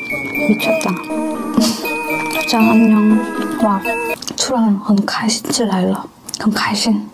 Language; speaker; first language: Chinese; non-native, learner; Korean